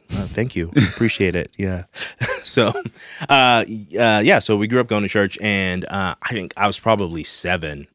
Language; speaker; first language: English; non-native, local second language; Shona